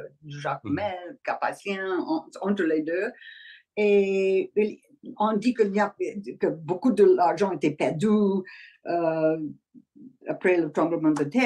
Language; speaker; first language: French; non-native, learner; English